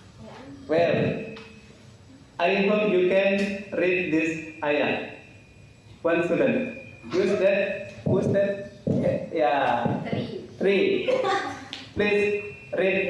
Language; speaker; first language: English; non-native, learner; Indonesian